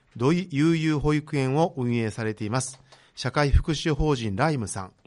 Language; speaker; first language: Japanese; native; Japanese